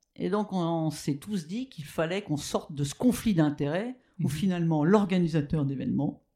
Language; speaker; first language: French; native; French